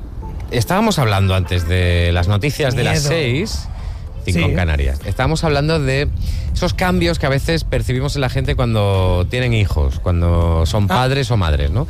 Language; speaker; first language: Spanish; native; Spanish